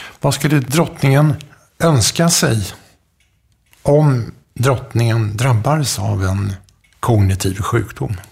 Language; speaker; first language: Swedish; native; Swedish